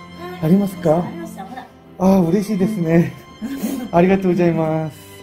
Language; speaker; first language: Japanese; non-native, learner; Korean